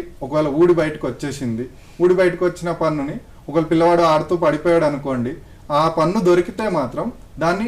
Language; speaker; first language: Telugu; native; Telugu